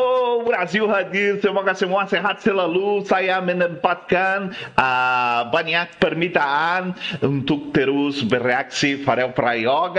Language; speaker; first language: Indonesian; non-native, fluent; Portuguese